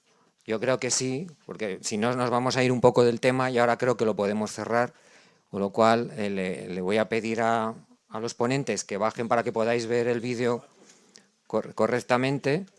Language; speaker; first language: Spanish; native; Spanish